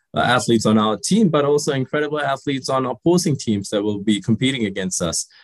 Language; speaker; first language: English; early bilingual, other home language; Sinhala